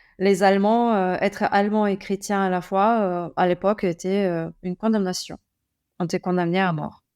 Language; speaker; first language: French; non-native, fluent; Russian